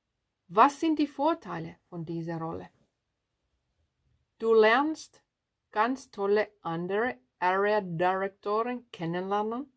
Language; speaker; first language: German; non-native, fluent; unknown